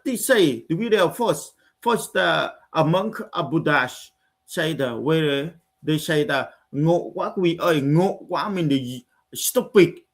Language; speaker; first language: English; non-native, learner; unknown